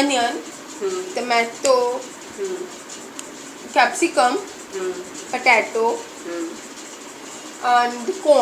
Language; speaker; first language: English; non-native, learner; Hindi